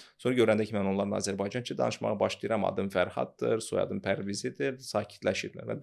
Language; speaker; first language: Azerbaijani; non-native, local second language; Russian